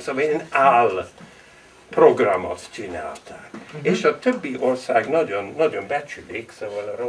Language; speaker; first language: Hungarian; non-native, learner; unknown